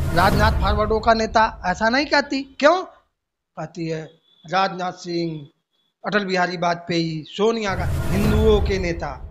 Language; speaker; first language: Hindi; native; Hindi